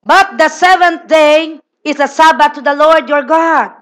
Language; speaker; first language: English; non-native, local second language; Filipino